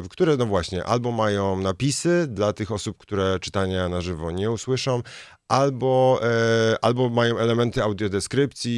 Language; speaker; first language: Polish; native; Polish